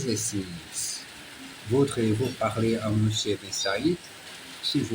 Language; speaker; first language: French; non-native, learner; Portuguese